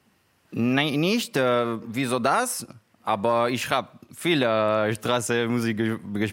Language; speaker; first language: German; non-native, learner; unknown